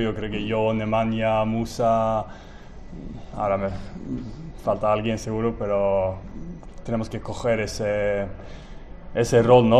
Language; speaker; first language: Spanish; non-native, fluent; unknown